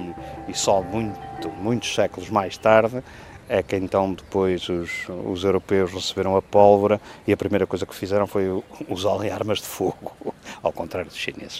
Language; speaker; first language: Portuguese; native; Portuguese